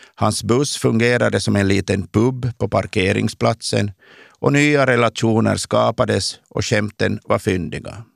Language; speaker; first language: Swedish; native; Swedish